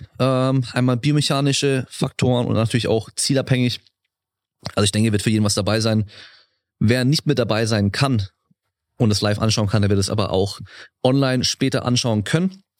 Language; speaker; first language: German; native; German